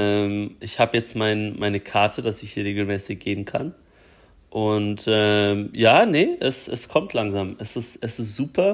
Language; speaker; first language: German; native; German